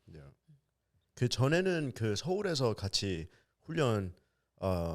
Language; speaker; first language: Korean; early bilingual, heritage; English